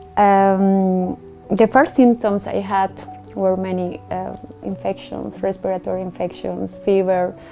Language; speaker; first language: English; non-native, learner; Spanish